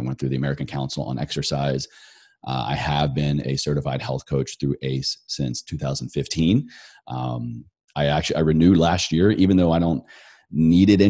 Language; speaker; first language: English; native; English